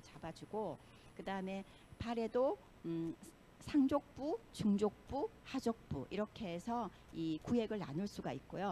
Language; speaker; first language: Korean; native; Korean